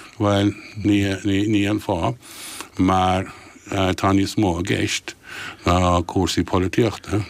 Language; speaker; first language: Irish; non-native, local second language; English